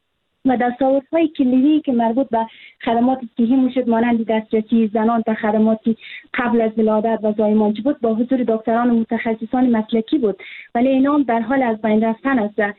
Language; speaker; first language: Persian; native; Persian